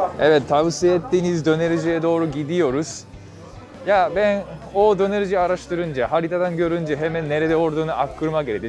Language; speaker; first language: Turkish; non-native, fluent; Japanese